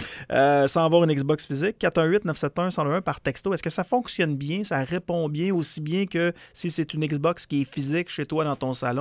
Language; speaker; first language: French; native; French